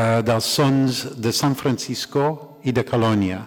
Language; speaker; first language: Catalan; non-native, learner; English